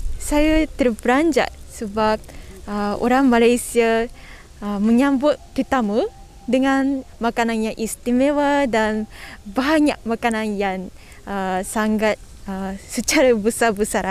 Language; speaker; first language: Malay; non-native, learner; Japanese